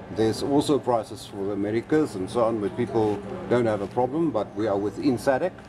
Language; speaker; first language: English; non-native, local second language; Afrikaans